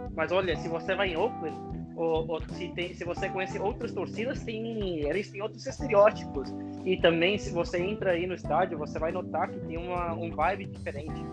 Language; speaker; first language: Portuguese; non-native, fluent; English